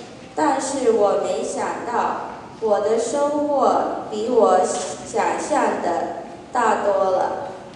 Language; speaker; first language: Chinese; early bilingual, heritage; Chinese